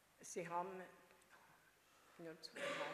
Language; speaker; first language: German; non-native, fluent; Hungarian